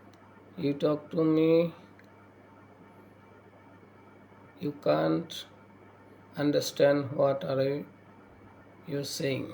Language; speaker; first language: English; non-native, learner; Bangla